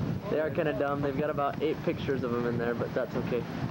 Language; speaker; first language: English; native; English